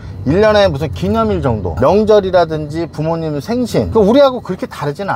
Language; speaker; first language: Korean; native; Korean